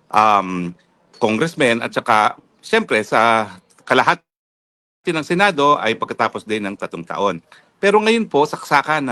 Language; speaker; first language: Filipino; native; Filipino